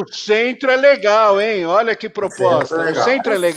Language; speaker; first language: Portuguese; native; Portuguese